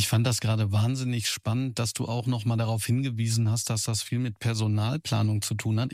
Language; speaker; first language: German; native; German